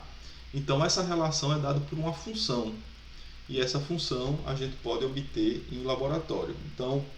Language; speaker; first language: Portuguese; native; Portuguese